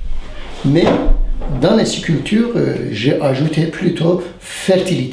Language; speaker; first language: French; non-native, fluent; Turkish